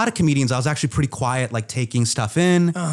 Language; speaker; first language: English; native; English